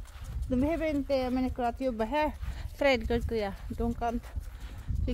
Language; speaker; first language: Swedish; non-native, learner; Filipino